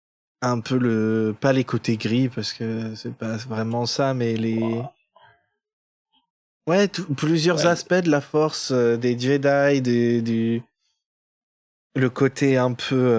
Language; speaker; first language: French; native; French